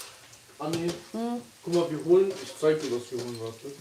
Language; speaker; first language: German; early bilingual, other home language; Kurdish